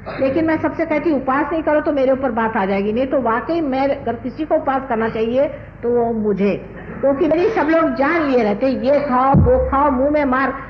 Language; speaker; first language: Hindi; non-native, local second language; Marathi